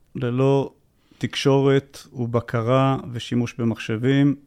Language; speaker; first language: Hebrew; native; Hebrew